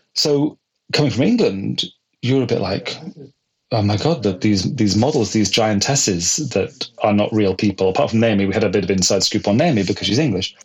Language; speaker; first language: English; native; English